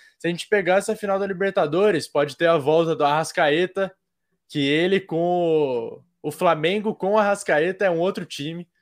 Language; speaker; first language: Portuguese; native; Portuguese